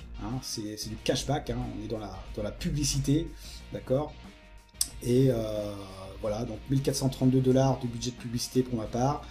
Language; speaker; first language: French; native; French